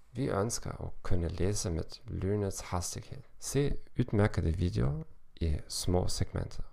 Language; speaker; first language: Norwegian; non-native, learner; German